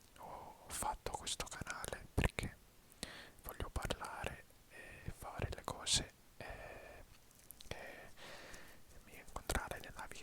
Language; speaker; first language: Italian; early bilingual, heritage; English